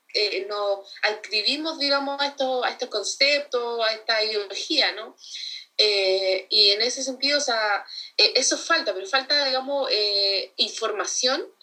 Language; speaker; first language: Spanish; native; Spanish